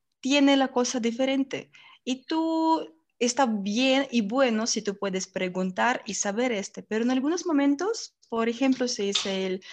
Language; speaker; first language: Spanish; non-native, learner; Russian